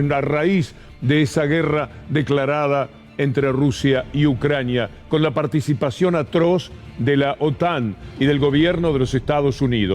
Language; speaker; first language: Spanish; native; Spanish